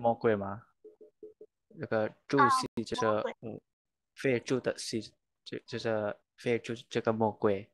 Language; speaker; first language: Chinese; non-native, learner; Indonesian